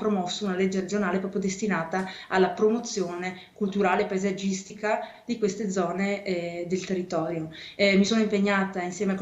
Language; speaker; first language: Italian; native; Italian